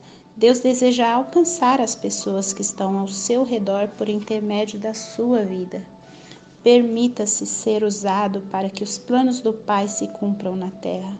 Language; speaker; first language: Portuguese; native; Portuguese